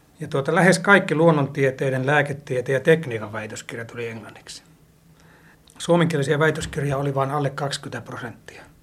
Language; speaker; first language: Finnish; native; Finnish